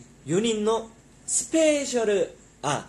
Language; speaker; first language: Japanese; non-native, learner; Korean